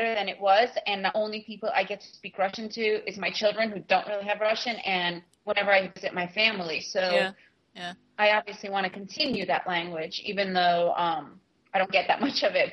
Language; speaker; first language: English; early bilingual, other home language; Russian